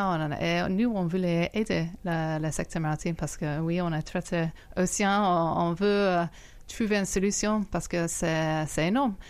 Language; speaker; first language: French; non-native, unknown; English